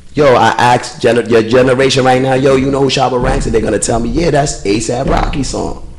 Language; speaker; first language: English; early bilingual, other home language; Spanish